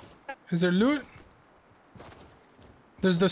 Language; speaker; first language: English; native; English